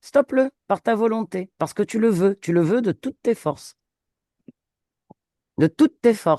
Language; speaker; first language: French; native; French